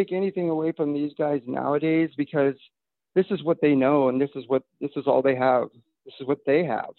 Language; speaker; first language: English; native; English